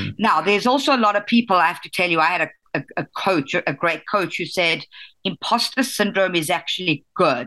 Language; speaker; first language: English; native; English